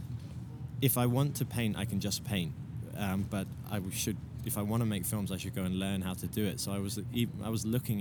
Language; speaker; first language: English; native; English